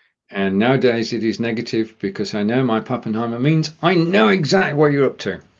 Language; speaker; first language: English; native; English